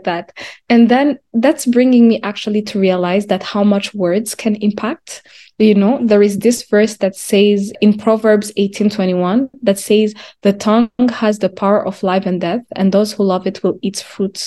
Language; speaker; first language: English; non-native, local second language; Kinyarwanda